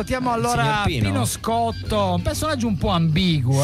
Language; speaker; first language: Italian; native; Italian